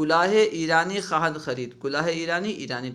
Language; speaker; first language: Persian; non-native, learner; Urdu